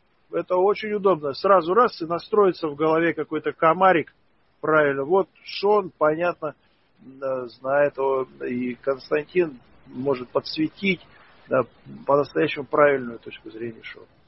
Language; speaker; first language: Russian; native; Russian